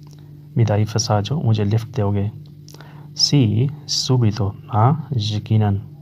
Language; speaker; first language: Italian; non-native, learner; Urdu